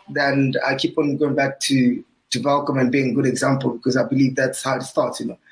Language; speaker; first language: English; non-native, local second language; Southern Sotho